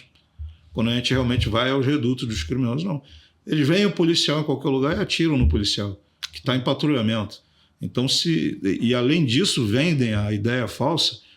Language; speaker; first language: Portuguese; native; Portuguese